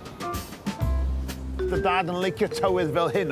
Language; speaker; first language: Welsh; native; Welsh